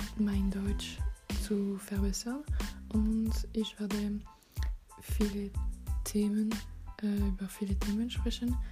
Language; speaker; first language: German; non-native, learner; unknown